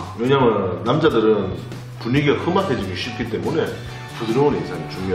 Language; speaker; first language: Korean; native; Korean